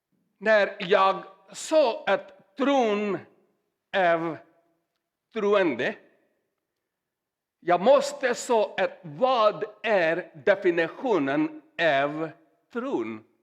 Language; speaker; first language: Swedish; non-native, learner; Urdu